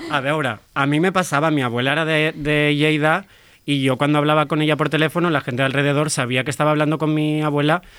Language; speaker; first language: Spanish; native; Spanish